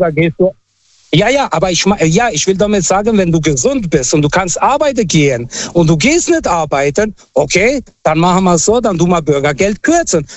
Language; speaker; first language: German; non-native, fluent; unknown